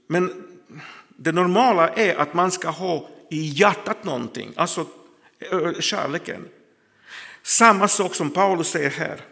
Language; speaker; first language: Swedish; non-native, fluent; Croatian